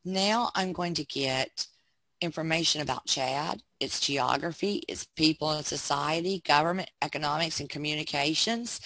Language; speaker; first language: English; native; English